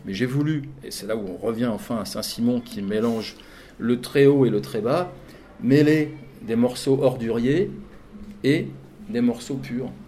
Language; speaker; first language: French; native; French